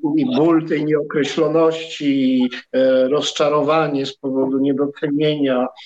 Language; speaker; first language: Polish; native; Polish